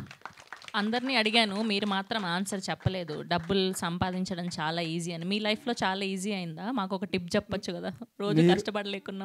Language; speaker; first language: Telugu; native; Telugu